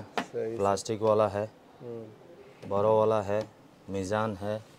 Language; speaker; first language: Hindi; non-native, learner; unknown